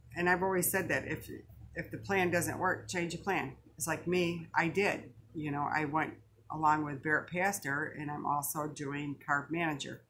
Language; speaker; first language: English; native; English